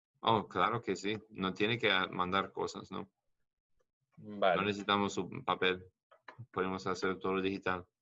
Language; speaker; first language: Spanish; non-native, learner; English